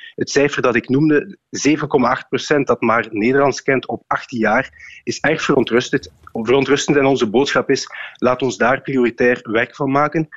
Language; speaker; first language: Dutch; native; Dutch